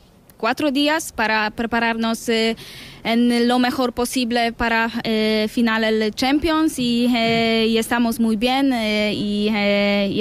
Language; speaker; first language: Spanish; non-native, learner; Polish